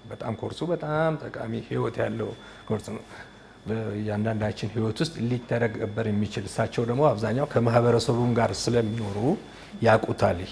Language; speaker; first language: Amharic; native; Amharic